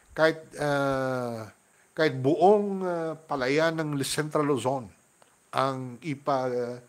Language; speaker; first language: Filipino; non-native, local second language; Hiligaynon